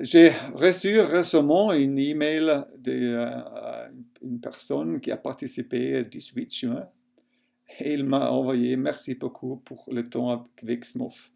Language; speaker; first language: French; non-native, local second language; German